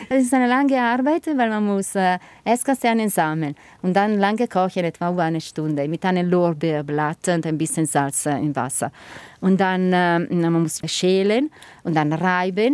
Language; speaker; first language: German; non-native, fluent; Italian